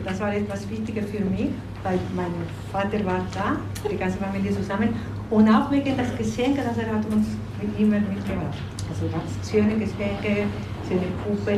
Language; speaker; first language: German; non-native, learner; Spanish